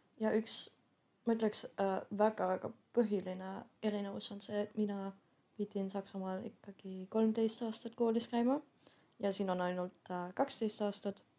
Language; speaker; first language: Estonian; non-native, fluent; German